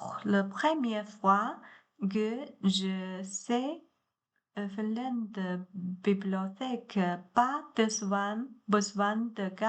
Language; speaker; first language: French; non-native, learner; Chinese